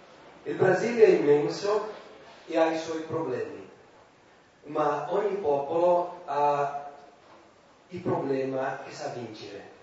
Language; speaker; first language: Italian; non-native, learner; Portuguese